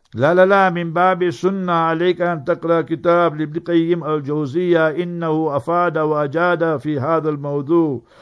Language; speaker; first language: Arabic; non-native, fluent; English